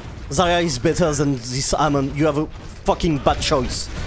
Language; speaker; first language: English; non-native, learner; French